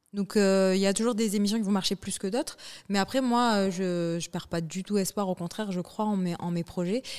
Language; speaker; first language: French; early bilingual, other home language; Arabic